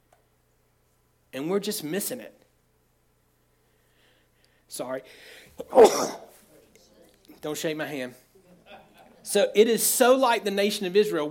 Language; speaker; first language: English; native; English